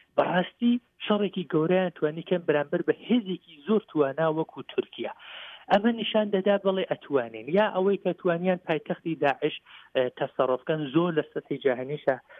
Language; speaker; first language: Central Kurdish; native; Central Kurdish